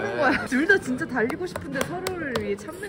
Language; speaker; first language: Korean; native; Korean